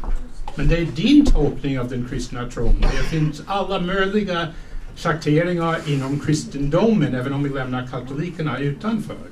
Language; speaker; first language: Swedish; non-native, fluent; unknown